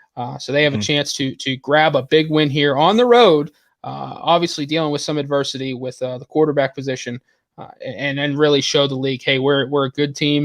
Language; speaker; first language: English; native; English